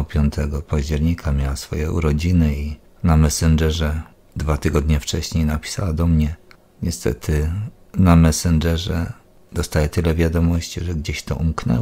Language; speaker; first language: Polish; native; Polish